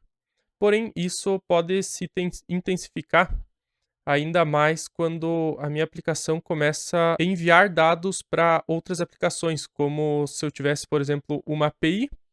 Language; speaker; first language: Portuguese; native; Portuguese